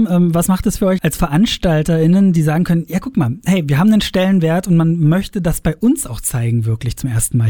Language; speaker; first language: German; native; German